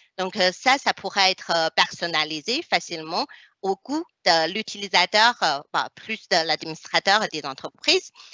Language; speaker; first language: French; non-native, fluent; Chinese